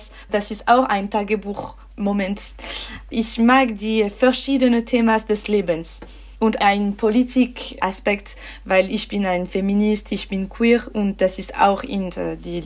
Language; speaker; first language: German; non-native, local second language; French